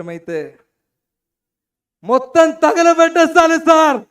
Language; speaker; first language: Telugu; non-native, learner; Malayalam